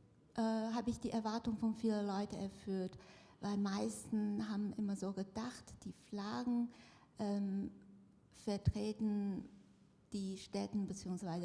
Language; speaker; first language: German; non-native, fluent; Chinese